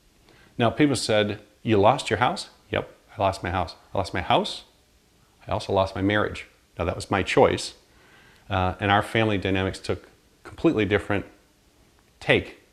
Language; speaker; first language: English; native; English